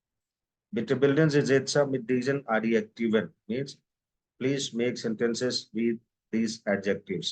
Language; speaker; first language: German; non-native, fluent; Hindi